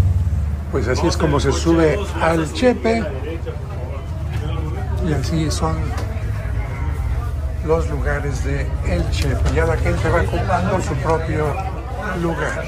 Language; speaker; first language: Spanish; native; Spanish